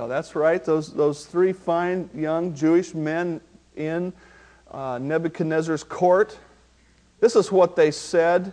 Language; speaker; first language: English; native; English